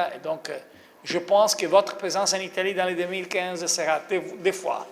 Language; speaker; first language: French; non-native, fluent; Italian